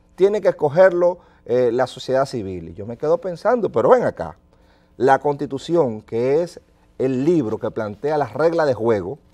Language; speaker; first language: Spanish; native; Spanish